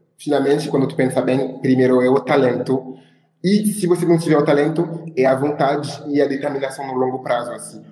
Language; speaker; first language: Portuguese; non-native, fluent; French